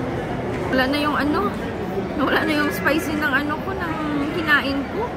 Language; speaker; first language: Filipino; non-native, local second language; Hiligaynon